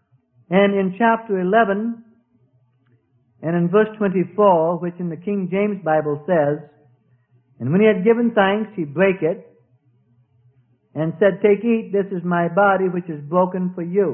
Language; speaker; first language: English; native; English